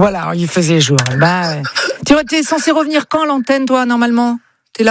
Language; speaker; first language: French; native; French